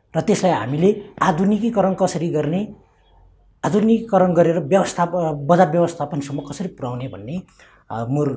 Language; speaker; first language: Nepali; non-native, local second language; Eastern Tamang